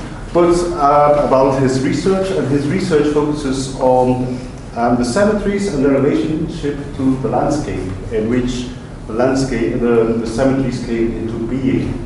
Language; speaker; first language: English; non-native, fluent; Dutch